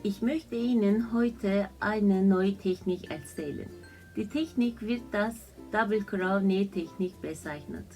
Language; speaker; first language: German; non-native, learner; Turkish